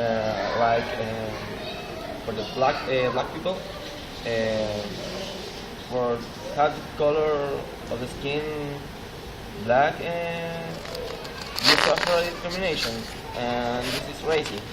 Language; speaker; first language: English; non-native, learner; Spanish